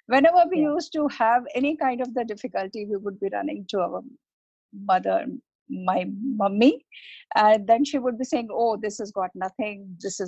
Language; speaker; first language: English; non-native, local second language; Hindi